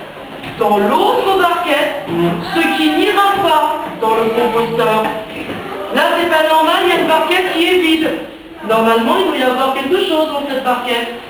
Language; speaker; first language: French; native; French